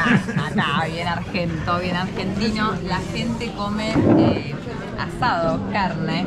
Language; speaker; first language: Spanish; native; Spanish